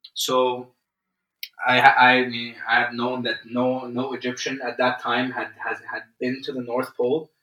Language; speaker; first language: English; non-native, fluent; Arabic